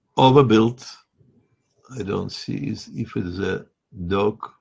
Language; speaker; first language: English; non-native, fluent; Russian